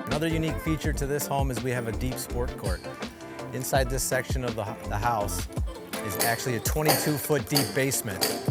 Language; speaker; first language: English; native; English